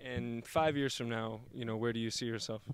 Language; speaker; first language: English; native; English